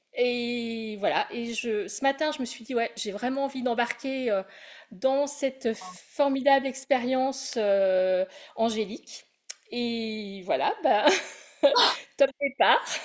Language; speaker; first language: French; native; French